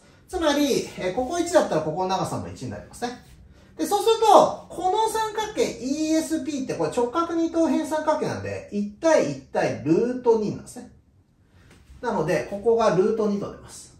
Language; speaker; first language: Japanese; native; Japanese